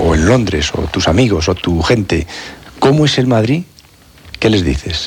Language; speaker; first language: Spanish; native; Spanish